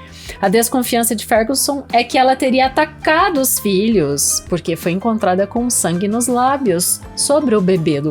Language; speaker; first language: Portuguese; native; Portuguese